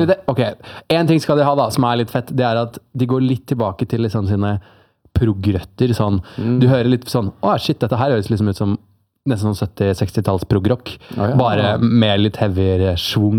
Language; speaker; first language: Norwegian; native; Norwegian